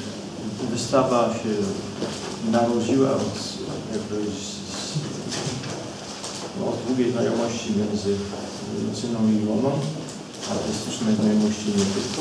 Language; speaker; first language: Polish; early bilingual, heritage; Polish